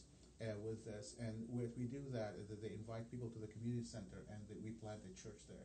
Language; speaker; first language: English; non-native, fluent; Arabic